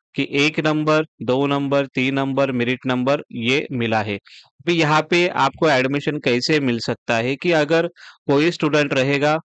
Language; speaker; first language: Hindi; non-native, local second language; Marathi